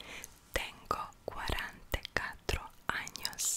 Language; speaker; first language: Spanish; non-native, learner; Serbian